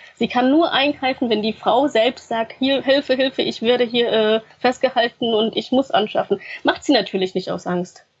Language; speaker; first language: German; early bilingual, other home language; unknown